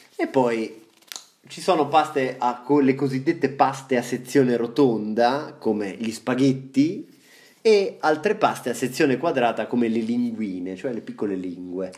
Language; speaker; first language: Italian; native; Italian